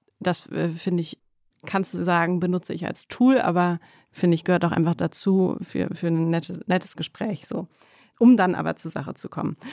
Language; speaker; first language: German; native; German